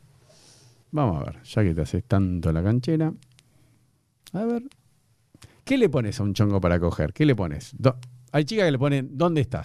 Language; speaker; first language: Spanish; native; Spanish